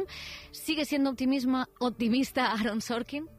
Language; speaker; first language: Spanish; native; Spanish